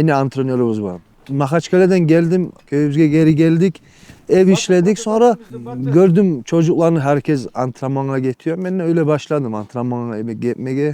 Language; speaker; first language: Turkish; non-native, learner; Kumyk